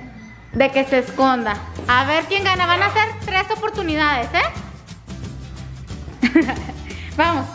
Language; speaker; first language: Spanish; native; Spanish